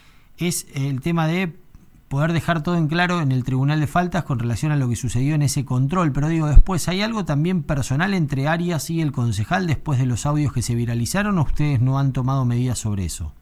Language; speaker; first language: Spanish; native; Spanish